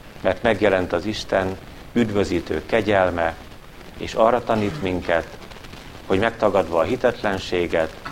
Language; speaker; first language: Hungarian; native; Hungarian